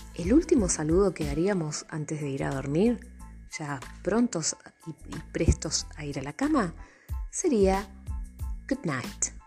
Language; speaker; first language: Spanish; native; Spanish